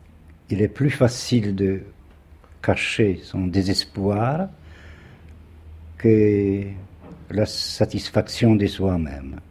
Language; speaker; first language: French; non-native, fluent; Polish